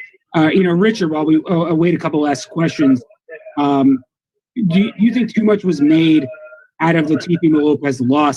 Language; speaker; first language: English; native; English